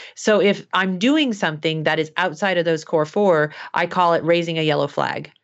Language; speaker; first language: English; native; English